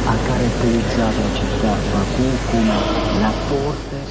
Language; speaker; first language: Italian; non-native, fluent; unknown